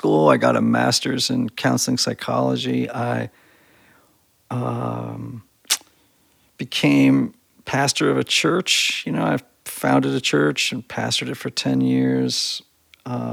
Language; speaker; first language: English; native; English